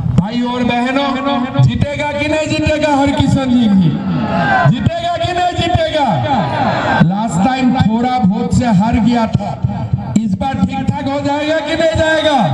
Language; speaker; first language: Hindi; non-native, local second language; Assamese